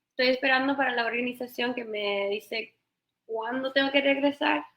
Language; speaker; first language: Spanish; early bilingual, heritage; Spanish